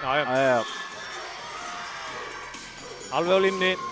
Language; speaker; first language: Icelandic; native; Icelandic